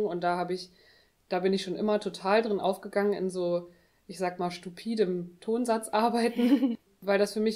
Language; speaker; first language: German; native; German